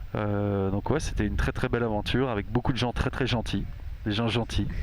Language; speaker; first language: French; native; French